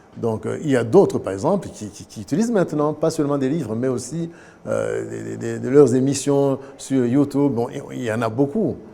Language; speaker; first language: French; non-native, local second language; Kinyarwanda